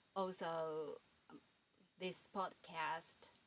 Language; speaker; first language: English; non-native, fluent; Japanese